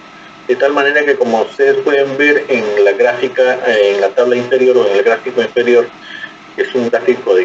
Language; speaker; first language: Spanish; native; Spanish